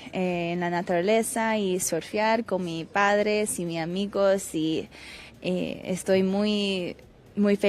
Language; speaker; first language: Spanish; early bilingual, heritage; Spanish